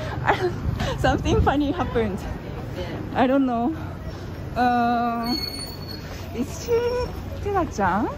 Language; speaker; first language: English; non-native, fluent; Japanese